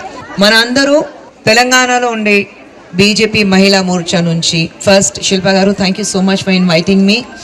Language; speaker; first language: Telugu; non-native, fluent; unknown